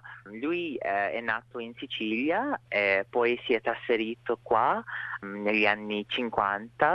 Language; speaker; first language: Italian; non-native, fluent; English